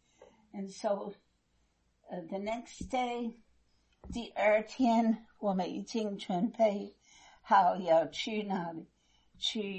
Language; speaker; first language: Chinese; non-native, fluent; English